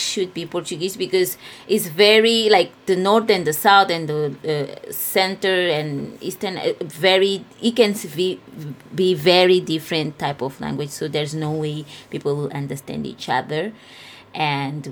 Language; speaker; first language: English; non-native, fluent; Portuguese